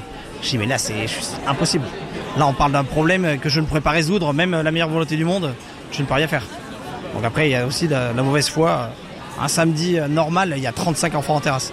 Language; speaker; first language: French; native; French